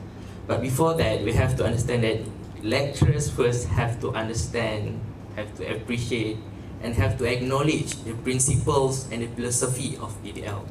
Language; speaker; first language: English; non-native, local second language; Malay